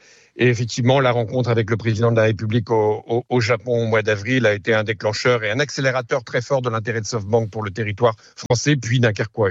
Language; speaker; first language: French; native; French